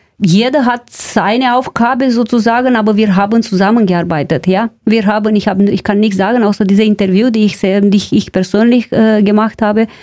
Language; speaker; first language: German; non-native, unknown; Romanian